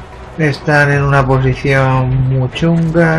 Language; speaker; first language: Spanish; native; Spanish